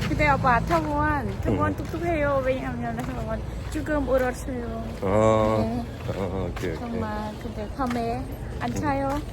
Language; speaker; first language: Korean; non-native, learner; Khmer